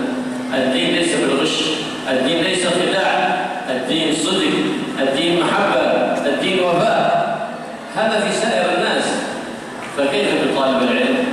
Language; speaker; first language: Arabic; native; Arabic